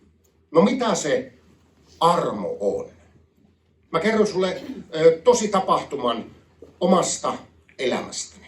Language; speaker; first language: Finnish; native; Finnish